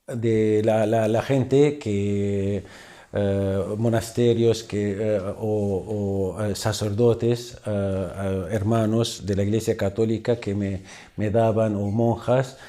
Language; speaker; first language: Spanish; non-native, fluent; Arabic